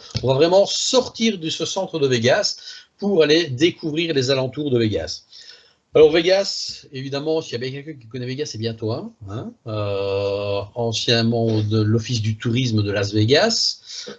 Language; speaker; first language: French; native; French